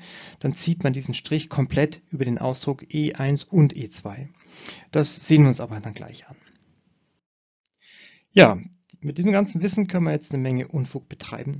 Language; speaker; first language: German; native; German